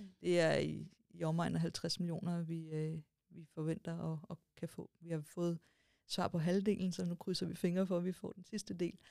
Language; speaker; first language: Danish; native; Danish